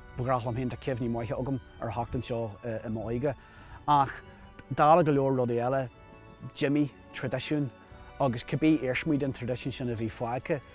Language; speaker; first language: Irish; non-native, local second language; English